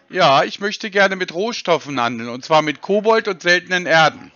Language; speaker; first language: German; native; German